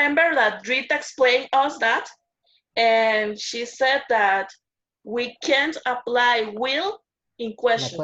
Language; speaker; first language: English; non-native, learner; Spanish